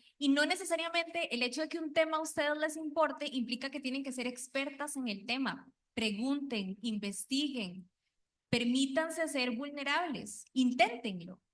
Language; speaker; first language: Spanish; non-native, local second language; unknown